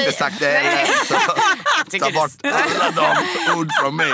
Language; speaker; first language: Swedish; non-native, fluent; Italian